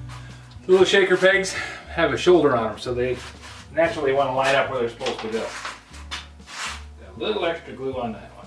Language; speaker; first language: English; native; English